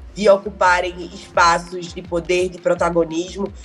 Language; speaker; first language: Portuguese; native; Portuguese